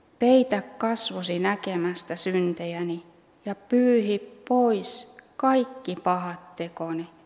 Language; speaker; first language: Finnish; native; Finnish